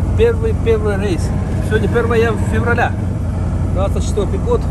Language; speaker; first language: Russian; native; Russian